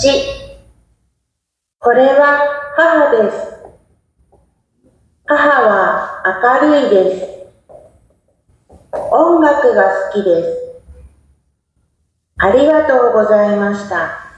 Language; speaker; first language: Japanese; non-native, learner; Indonesian